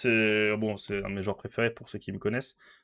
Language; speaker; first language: French; native; French